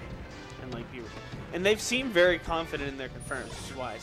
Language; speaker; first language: English; native; English